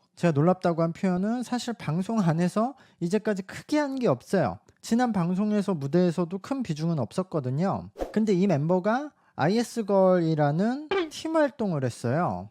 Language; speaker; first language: Korean; native; Korean